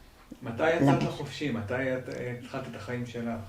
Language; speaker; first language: Hebrew; native; Hebrew